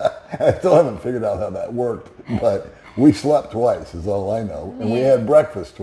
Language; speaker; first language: English; native; English